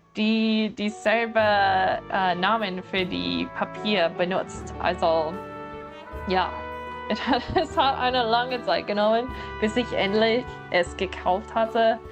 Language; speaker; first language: German; non-native, learner; English